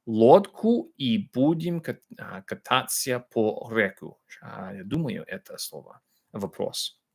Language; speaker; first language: Russian; non-native, learner; English